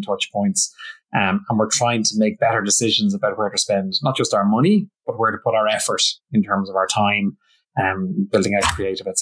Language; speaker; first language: English; native; English